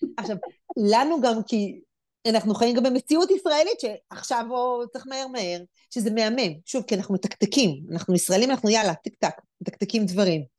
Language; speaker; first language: Hebrew; native; Hebrew